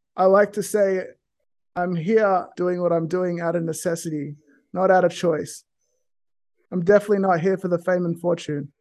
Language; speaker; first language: English; native; English